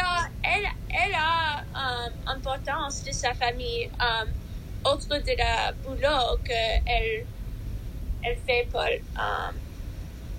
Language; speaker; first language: French; non-native, learner; English